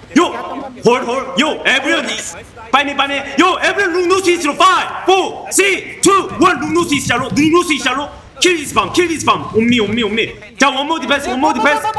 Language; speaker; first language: English; non-native, learner; Korean